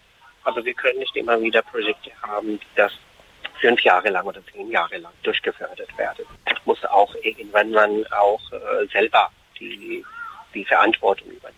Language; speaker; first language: German; non-native, fluent; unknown